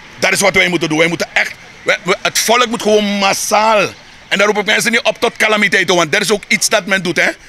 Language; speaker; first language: Dutch; native; Dutch